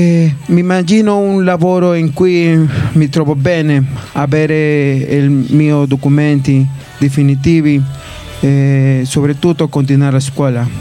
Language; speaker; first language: Italian; non-native, learner; Spanish